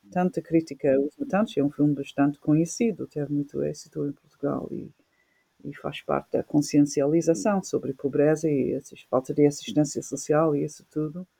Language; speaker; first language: Portuguese; non-native, fluent; English